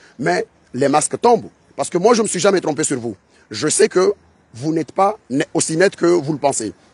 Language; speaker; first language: French; non-native, local second language; Ngazidja Comorian